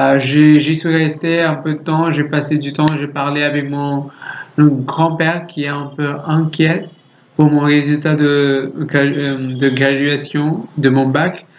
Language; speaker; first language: French; non-native, learner; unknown